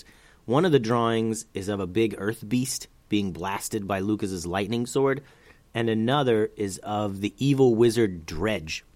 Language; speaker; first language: English; native; English